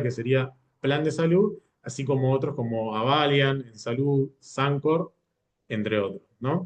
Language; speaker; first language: Spanish; native; Spanish